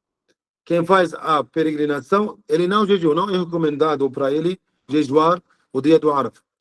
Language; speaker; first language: Portuguese; non-native, learner; Arabic